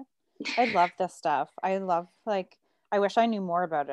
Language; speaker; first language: English; native; English